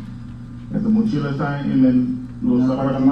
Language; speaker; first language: Spanish; non-native, fluent; English